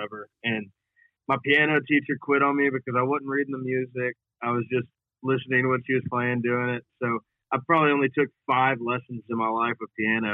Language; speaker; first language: English; native; English